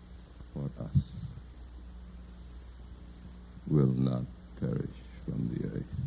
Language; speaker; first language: English; native; English